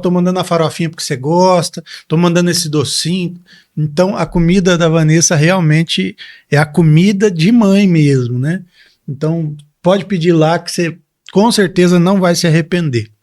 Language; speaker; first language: Portuguese; native; Portuguese